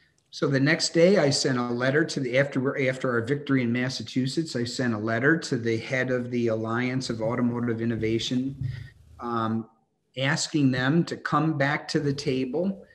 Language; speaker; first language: English; native; English